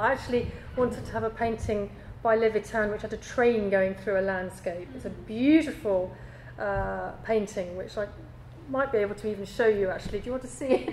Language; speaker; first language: English; native; English